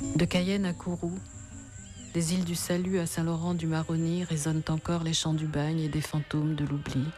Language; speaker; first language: French; native; French